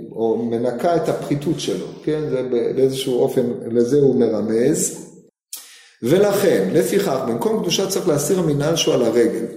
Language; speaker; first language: Hebrew; non-native, fluent; English